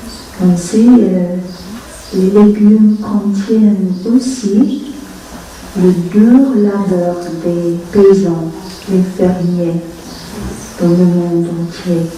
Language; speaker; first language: French; non-native, fluent; Vietnamese